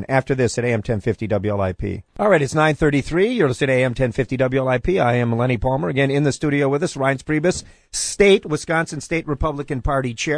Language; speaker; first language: English; native; English